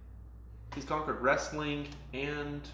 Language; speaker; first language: English; native; English